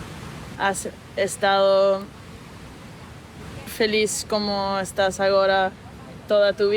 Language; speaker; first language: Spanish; non-native, learner; English